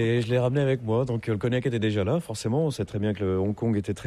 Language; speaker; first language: French; native; French